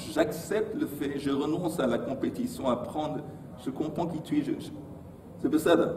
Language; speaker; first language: French; native; French